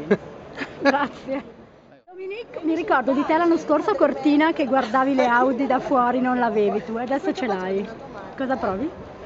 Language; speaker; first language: Italian; native; Italian